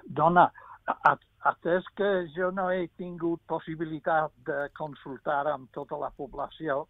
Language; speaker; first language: Catalan; non-native, fluent; English